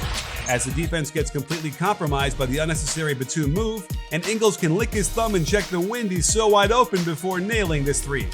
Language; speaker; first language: English; native; English